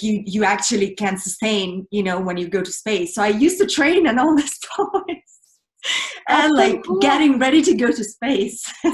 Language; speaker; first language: English; non-native, fluent; Russian